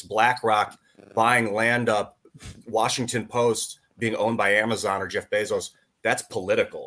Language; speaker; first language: English; native; English